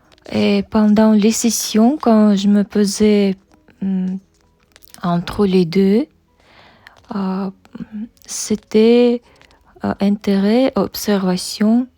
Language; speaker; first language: French; non-native, learner; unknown